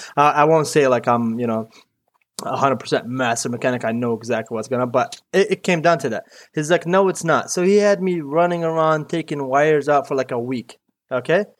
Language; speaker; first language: English; early bilingual, other home language; Arabic